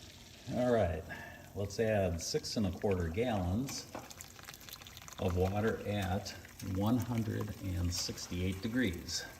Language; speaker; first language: English; native; English